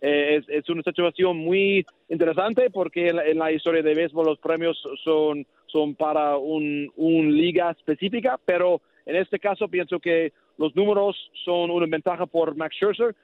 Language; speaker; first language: Spanish; non-native, learner; English